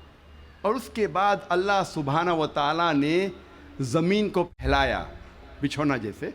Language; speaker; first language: Urdu; native; Urdu